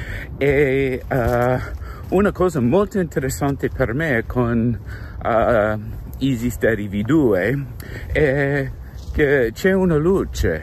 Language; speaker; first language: Italian; non-native, learner; English